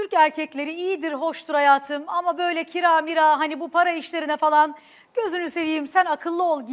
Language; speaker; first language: Turkish; native; Turkish